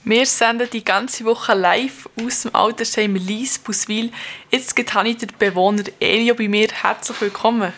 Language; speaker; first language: German; native; German